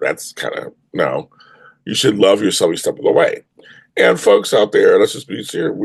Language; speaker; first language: English; native; English